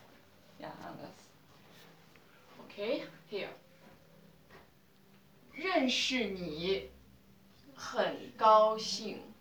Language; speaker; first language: German; non-native, learner; Chinese